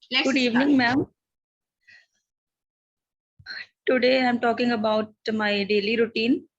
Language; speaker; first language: English; non-native, learner; Hindi